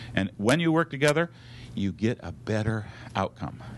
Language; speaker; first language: English; native; English